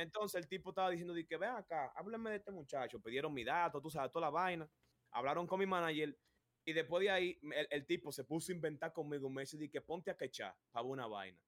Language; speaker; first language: Spanish; native; Spanish